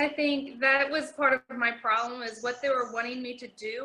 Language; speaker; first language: English; native; English